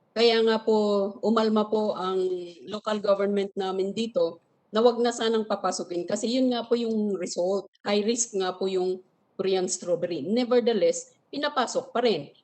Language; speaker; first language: Filipino; non-native, local second language; Iloko